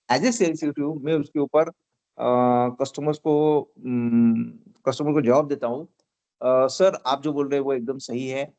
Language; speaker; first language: Hindi; non-native, local second language; Marathi